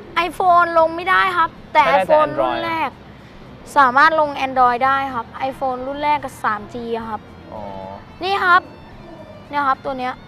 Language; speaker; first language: Thai; native; Thai